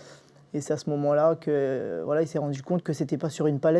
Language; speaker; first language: French; native; French